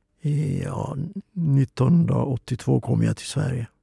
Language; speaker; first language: Swedish; non-native, fluent; Oromo